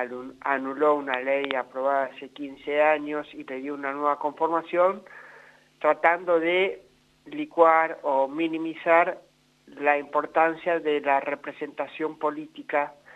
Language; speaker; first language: Spanish; native; Spanish